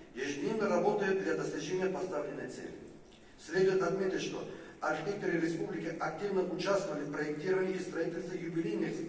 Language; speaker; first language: Russian; non-native, local second language; Tajik